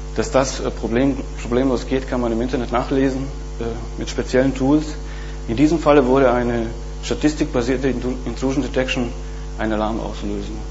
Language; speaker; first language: German; non-native, fluent; Bosnian